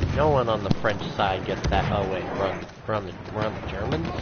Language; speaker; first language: English; native; English